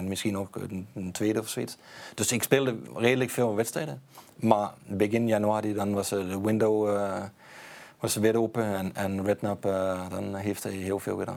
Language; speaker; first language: Dutch; non-native, fluent; Danish